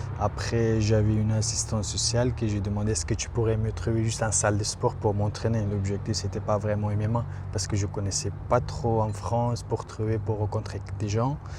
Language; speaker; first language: French; non-native, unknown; Persian